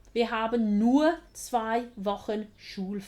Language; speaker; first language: German; non-native, fluent; English